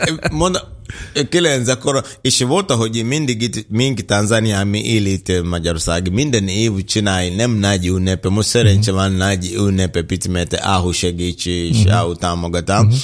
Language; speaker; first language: Hungarian; non-native, learner; Swahili